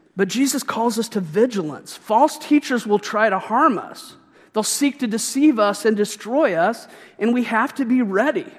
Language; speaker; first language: English; native; English